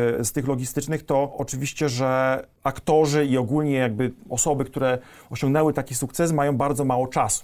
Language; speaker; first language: Polish; native; Polish